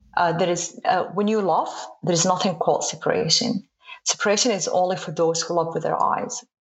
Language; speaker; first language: English; non-native, fluent; Arabic